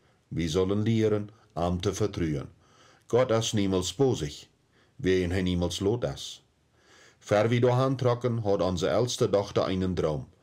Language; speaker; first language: German; early bilingual, heritage; Plautdietsch